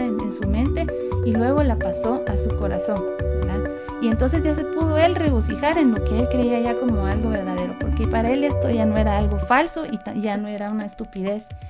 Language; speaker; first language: Spanish; native; Spanish